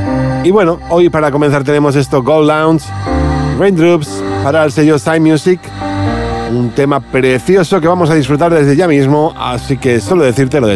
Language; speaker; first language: Spanish; native; Spanish